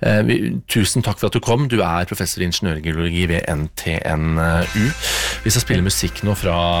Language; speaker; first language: Norwegian; native; Norwegian